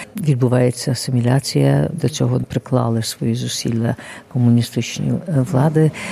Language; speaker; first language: Ukrainian; early bilingual, heritage; Ukrainian